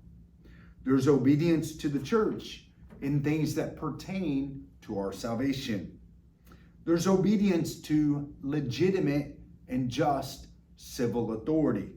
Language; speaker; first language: English; native; English